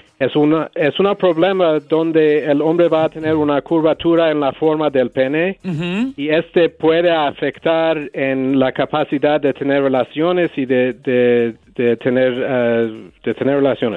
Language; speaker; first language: Spanish; non-native, learner; English